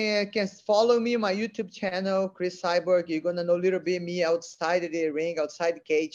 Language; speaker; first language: English; non-native, learner; Portuguese